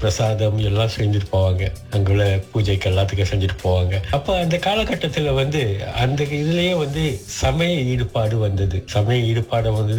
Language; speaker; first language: Tamil; early bilingual, heritage; Tamil